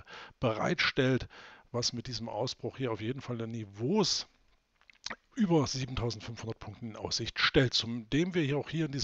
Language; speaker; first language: German; native; German